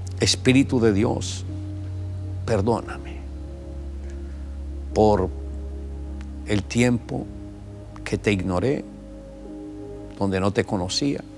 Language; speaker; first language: Spanish; native; Spanish